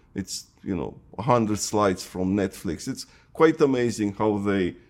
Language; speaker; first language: English; non-native, fluent; Romanian